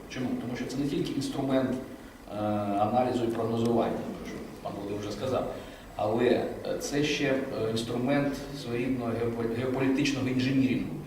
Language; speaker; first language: Ukrainian; native; Ukrainian